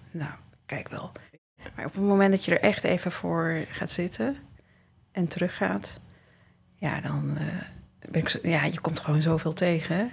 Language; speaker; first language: Dutch; early bilingual, other home language; Riffian